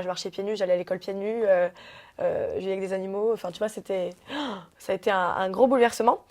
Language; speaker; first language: French; early bilingual, other home language; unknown